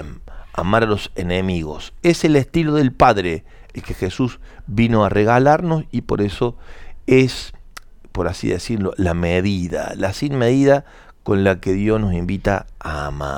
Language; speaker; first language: Spanish; native; Spanish